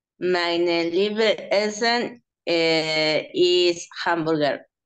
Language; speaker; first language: German; non-native, learner; Spanish